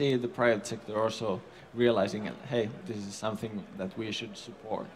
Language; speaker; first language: English; non-native, fluent; Finnish